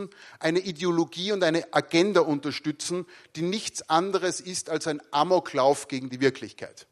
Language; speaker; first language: German; native; German